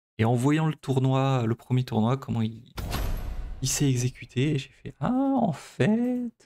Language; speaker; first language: French; native; French